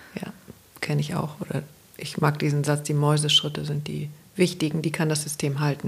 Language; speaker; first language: German; native; German